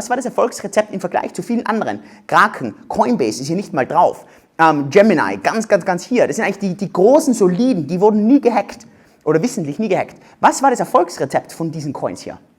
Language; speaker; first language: German; native; German